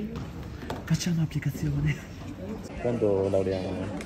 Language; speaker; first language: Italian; non-native, learner; Arabic